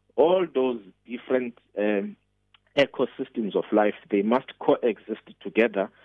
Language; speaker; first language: English; non-native, local second language; Xhosa